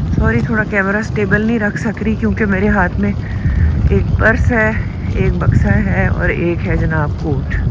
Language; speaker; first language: Urdu; native; Urdu